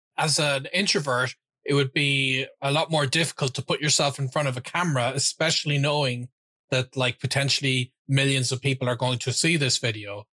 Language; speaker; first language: English; native; English